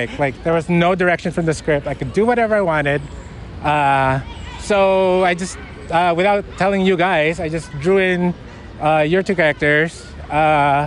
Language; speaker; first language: English; non-native, local second language; Filipino